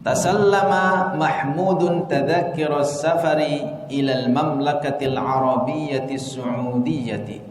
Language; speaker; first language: Arabic; non-native, fluent; Indonesian